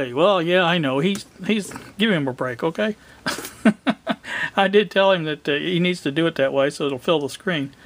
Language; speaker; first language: English; native; English